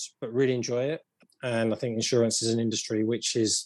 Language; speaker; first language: English; native; English